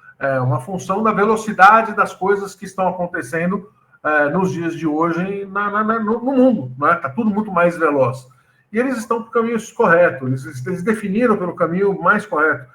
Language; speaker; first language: Portuguese; native; Portuguese